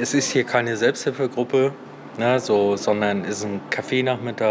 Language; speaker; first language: German; native; German